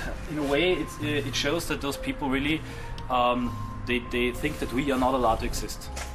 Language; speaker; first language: English; non-native, fluent; German